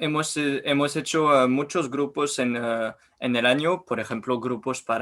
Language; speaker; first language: Spanish; non-native, learner; French